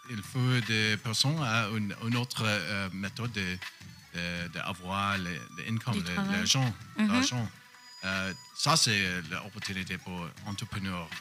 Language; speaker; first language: French; non-native, learner; English